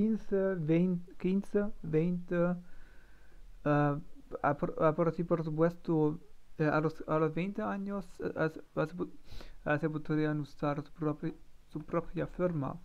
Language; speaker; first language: Spanish; non-native, learner; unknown